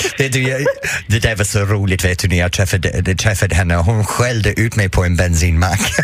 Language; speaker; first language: Swedish; non-native, fluent; English